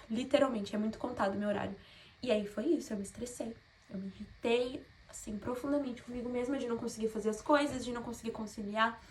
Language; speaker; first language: Portuguese; native; Portuguese